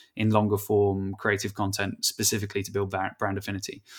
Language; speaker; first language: English; native; English